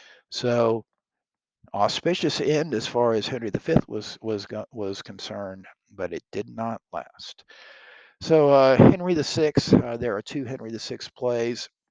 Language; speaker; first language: English; native; English